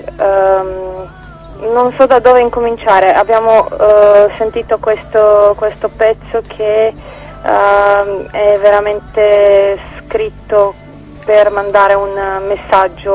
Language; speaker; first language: Italian; non-native, fluent; Croatian